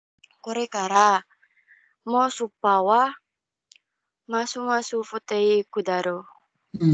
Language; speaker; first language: Japanese; non-native, learner; Indonesian